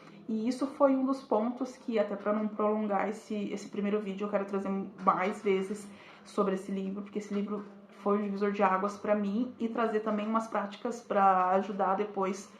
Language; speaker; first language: Portuguese; native; Portuguese